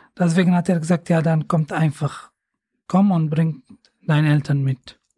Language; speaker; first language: German; non-native, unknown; Arabic